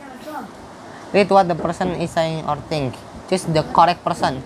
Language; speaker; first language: English; non-native, learner; Indonesian